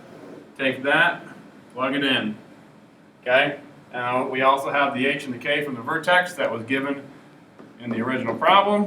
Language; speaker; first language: English; native; English